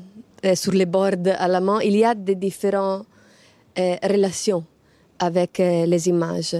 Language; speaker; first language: French; non-native, fluent; Italian